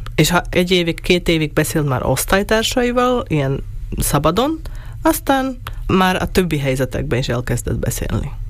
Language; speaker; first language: Hungarian; non-native, local second language; Slovak